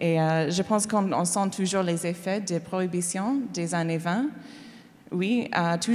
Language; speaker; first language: French; non-native, learner; English